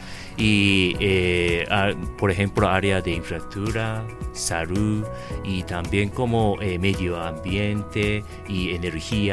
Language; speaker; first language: Spanish; non-native, learner; Japanese